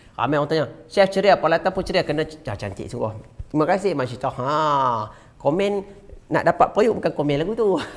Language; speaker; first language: Malay; native; Malay